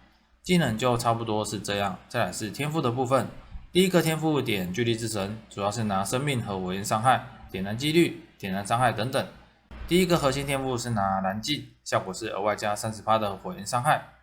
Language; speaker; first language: Chinese; native; Chinese